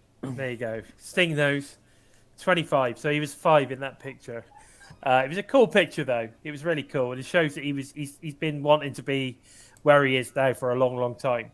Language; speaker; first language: English; native; English